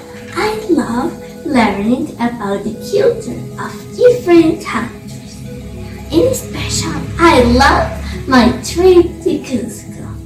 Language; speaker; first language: English; non-native, learner; Spanish